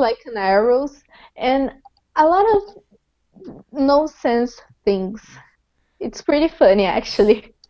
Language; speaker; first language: English; non-native, fluent; Portuguese